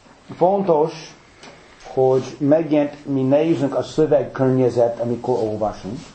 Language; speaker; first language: Hungarian; non-native, fluent; English